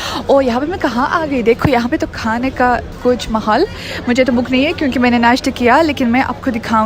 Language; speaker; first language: Hindi; non-native, fluent; Russian